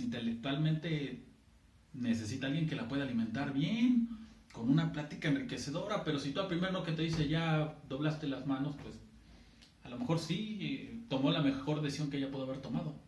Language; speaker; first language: Spanish; native; Spanish